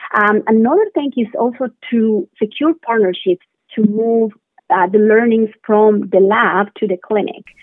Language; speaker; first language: English; non-native, fluent; Spanish